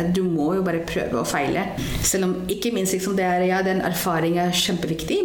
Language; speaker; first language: Norwegian; non-native, fluent; Hindi